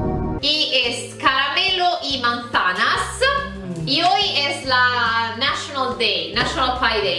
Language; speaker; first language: Spanish; non-native, fluent; Italian